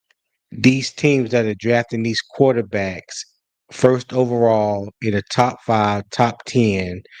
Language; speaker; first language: English; native; English